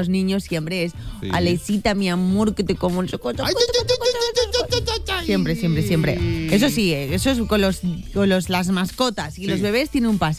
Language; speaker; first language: Spanish; native; Spanish